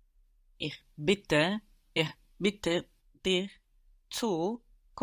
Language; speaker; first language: German; non-native, learner; English